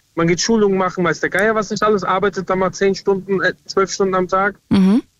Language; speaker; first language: German; native; German